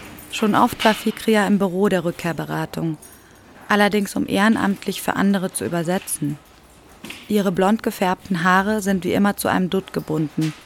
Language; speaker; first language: German; native; German